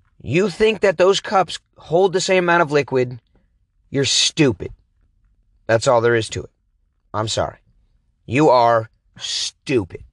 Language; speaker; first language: English; native; English